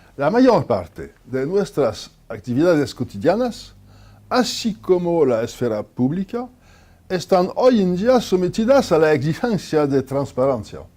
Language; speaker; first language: Spanish; non-native, fluent; French